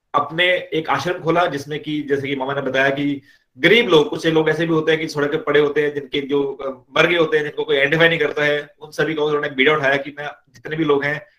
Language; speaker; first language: Hindi; native; Hindi